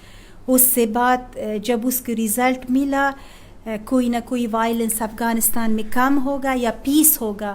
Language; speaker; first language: Hindi; non-native, fluent; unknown